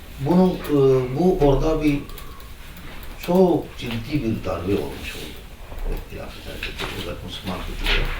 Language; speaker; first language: Turkish; non-native, fluent; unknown